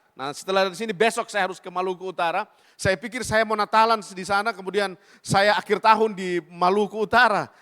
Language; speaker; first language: Indonesian; native; Indonesian